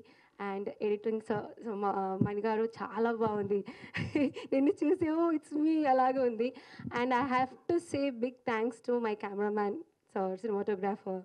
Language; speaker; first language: Telugu; non-native, learner; Malayalam